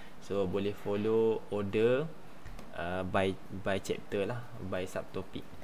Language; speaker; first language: English; non-native, local second language; Malay